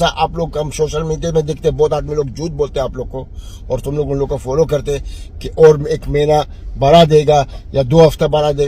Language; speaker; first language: Hindi; non-native, learner; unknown